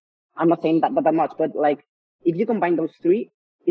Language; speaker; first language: English; non-native, fluent; Spanish